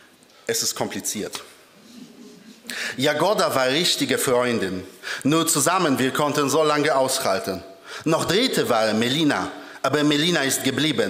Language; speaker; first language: German; early bilingual, other home language; Polish